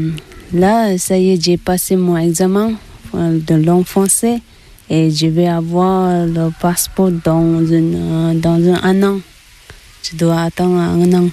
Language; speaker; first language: French; non-native, learner; Tibetan